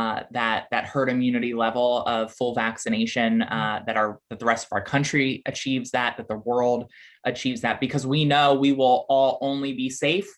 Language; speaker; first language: English; native; English